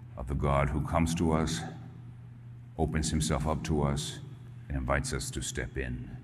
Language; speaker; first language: English; early bilingual, other home language; Spanish